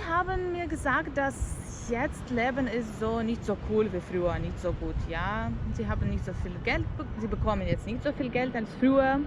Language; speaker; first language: German; non-native, learner; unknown